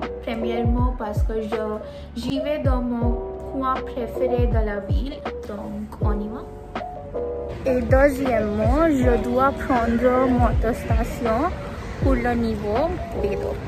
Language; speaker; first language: French; non-native, fluent; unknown